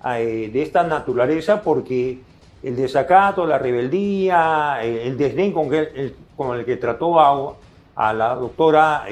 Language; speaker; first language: Spanish; native; Spanish